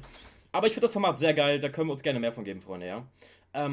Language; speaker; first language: German; native; German